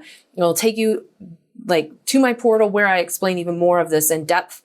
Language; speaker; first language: English; native; English